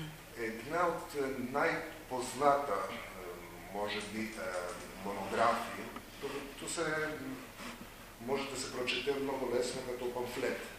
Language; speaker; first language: Bulgarian; non-native, fluent; Greek